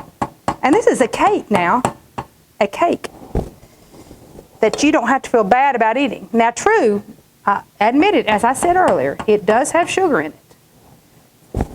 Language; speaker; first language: English; native; English